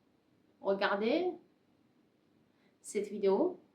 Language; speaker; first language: French; non-native, learner; Persian